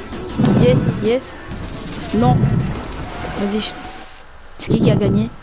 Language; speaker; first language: French; native; French